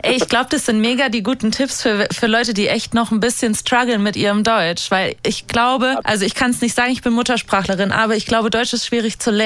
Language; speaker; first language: German; native; German